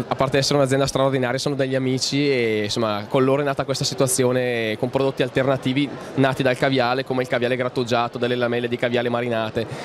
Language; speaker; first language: Italian; native; Italian